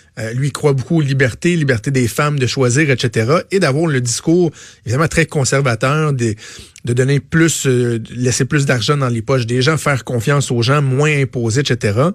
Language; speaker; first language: French; native; French